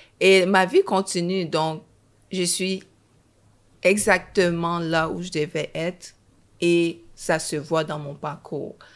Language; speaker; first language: French; early bilingual, other home language; Haitian Creole